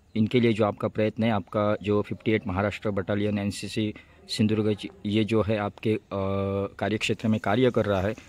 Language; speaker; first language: Hindi; non-native, local second language; Marathi